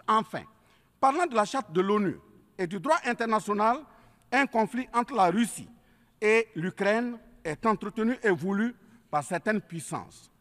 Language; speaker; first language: French; native; French